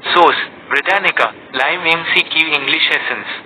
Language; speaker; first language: English; non-native, local second language; Bangla